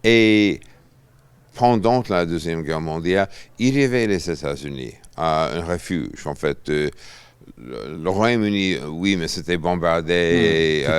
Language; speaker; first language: French; non-native, fluent; English